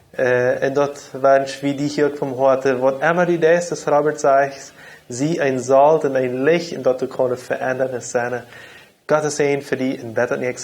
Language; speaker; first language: German; non-native, local second language; Low German